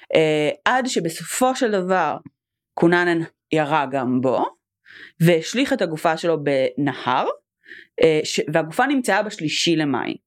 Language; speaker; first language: Hebrew; native; Hebrew